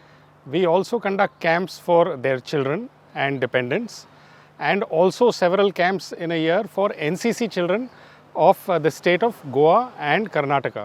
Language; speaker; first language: English; non-native, fluent; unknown